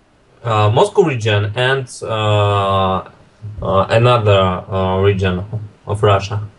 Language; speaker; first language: English; non-native, learner; Russian